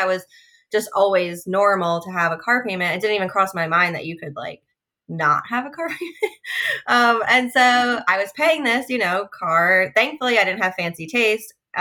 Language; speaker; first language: English; native; English